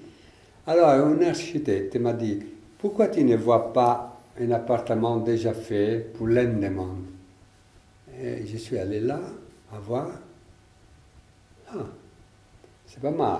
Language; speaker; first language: French; non-native, learner; Italian